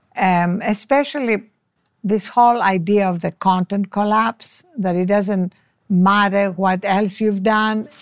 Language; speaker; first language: English; non-native, fluent; French